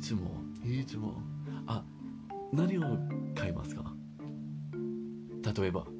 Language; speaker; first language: Japanese; non-native, learner; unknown